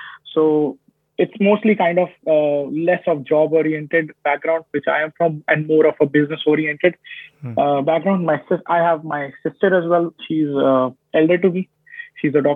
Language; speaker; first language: English; non-native, local second language; Hindi